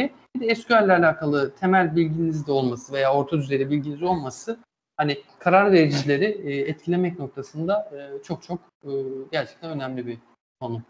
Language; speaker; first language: Turkish; native; Turkish